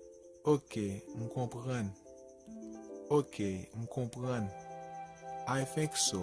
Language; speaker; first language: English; non-native, fluent; Haitian Creole